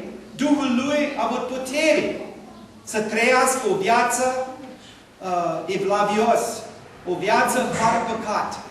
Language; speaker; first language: Romanian; non-native, learner; English